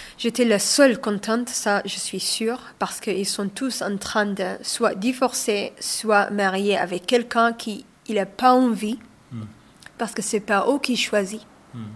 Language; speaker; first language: French; non-native, learner; Somali